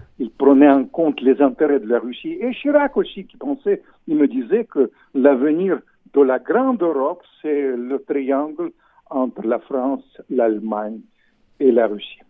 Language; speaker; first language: French; non-native, fluent; Russian